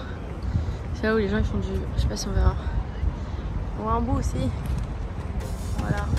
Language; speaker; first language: French; native; French